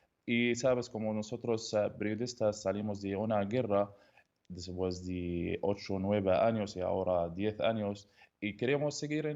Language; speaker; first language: Spanish; non-native, learner; Arabic